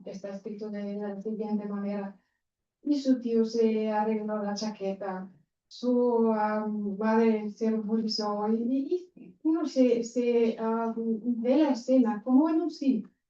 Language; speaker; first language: Spanish; non-native, fluent; Bulgarian